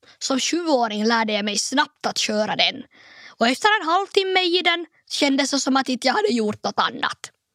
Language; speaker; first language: Swedish; native; Swedish